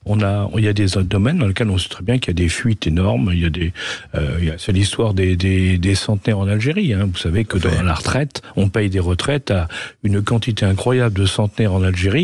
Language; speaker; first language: French; native; French